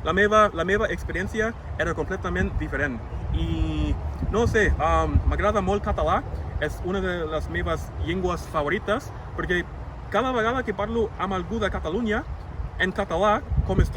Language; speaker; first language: Catalan; non-native, fluent; English